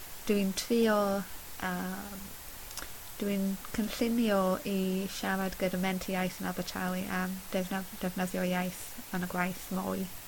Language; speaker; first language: Welsh; non-native, learner; English